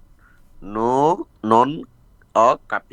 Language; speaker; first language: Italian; non-native, learner; Bangla